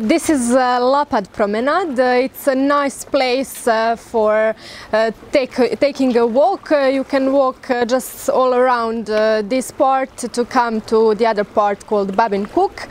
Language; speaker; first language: English; non-native, fluent; Croatian